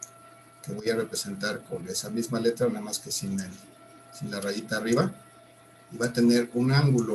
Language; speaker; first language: Spanish; native; Spanish